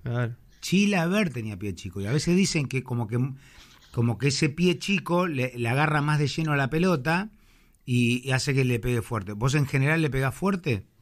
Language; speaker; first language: Spanish; native; Spanish